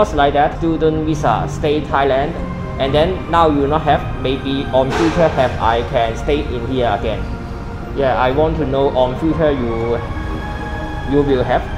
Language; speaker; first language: English; non-native, learner; Cantonese